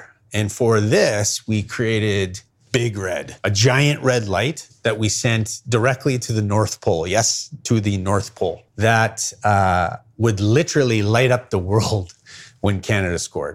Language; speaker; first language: English; native; English